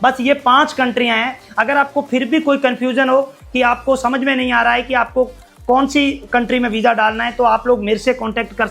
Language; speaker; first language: Hindi; native; Hindi